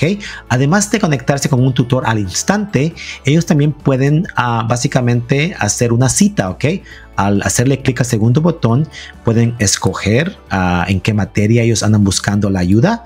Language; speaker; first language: Spanish; early bilingual, heritage; Spanish